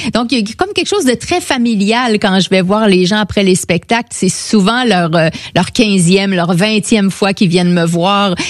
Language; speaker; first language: French; native; French